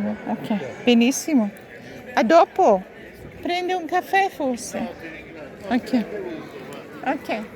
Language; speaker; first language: Italian; non-native, learner; English